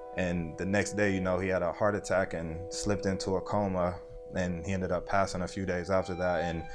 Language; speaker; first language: English; native; English